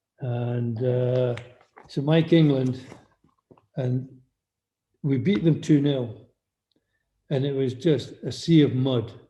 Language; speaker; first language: English; native; English